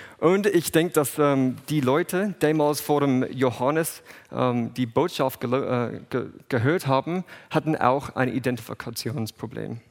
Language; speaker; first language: German; non-native, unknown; English